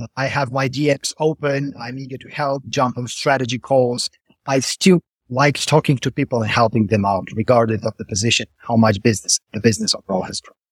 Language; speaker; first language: English; non-native, fluent; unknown